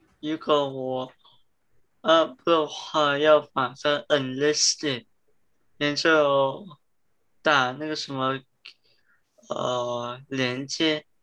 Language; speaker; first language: Chinese; early bilingual, heritage; Chinese